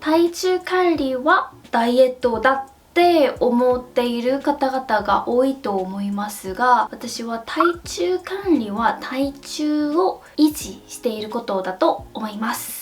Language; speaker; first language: Japanese; non-native, fluent; Korean